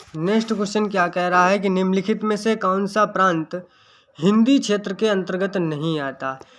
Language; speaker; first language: Hindi; native; Hindi